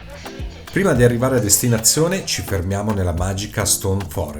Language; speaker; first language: Italian; native; Italian